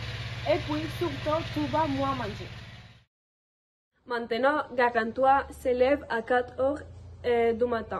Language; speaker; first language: French; non-native, learner; Spanish